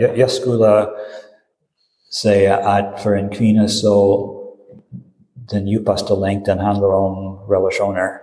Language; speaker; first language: Swedish; non-native, fluent; English